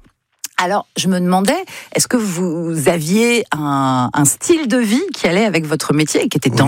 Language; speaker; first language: French; native; French